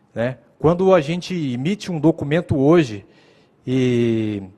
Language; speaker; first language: Portuguese; native; Portuguese